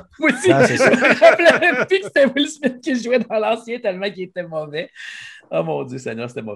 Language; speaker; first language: French; native; French